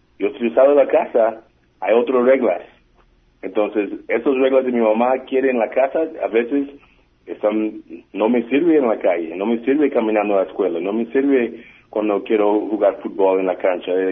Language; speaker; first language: Spanish; early bilingual, heritage; English